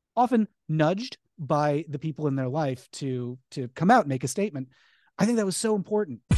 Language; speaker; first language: English; native; English